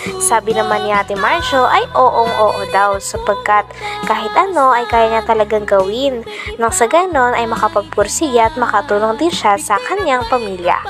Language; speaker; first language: Filipino; native; Filipino